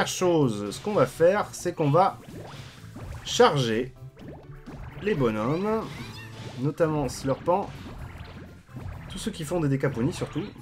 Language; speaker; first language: French; native; French